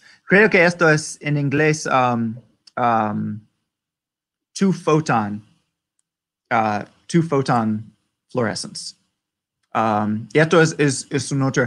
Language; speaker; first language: Spanish; non-native, learner; English